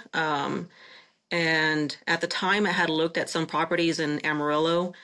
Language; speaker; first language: English; non-native, fluent; Spanish